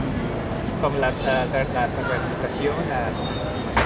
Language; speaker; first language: French; non-native, learner; Spanish